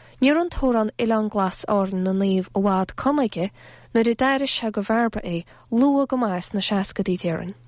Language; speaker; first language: Irish; native; Irish